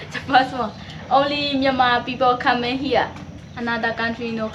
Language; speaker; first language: English; non-native, learner; Burmese